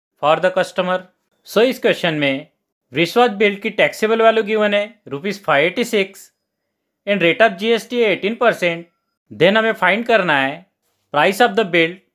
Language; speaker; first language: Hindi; non-native, local second language; Marathi